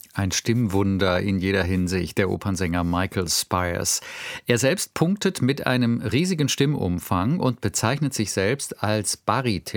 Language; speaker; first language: German; native; German